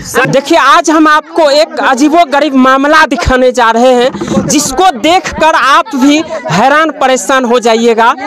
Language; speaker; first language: Hindi; non-native, local second language; Maithili